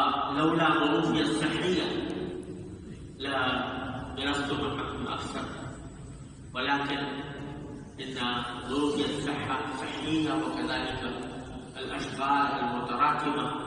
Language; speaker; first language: Arabic; non-native, fluent; Urdu